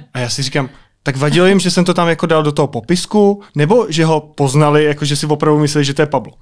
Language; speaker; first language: Czech; native; Czech